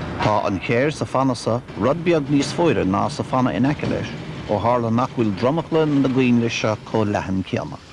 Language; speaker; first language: Irish; native; Irish